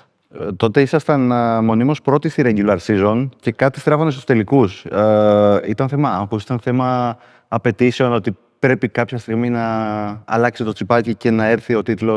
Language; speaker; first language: Greek; native; Greek